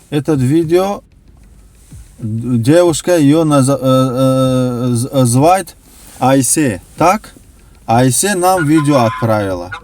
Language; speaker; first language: Russian; non-native, local second language; Tajik